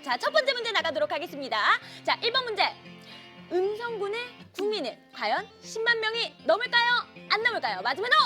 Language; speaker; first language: Korean; native; Korean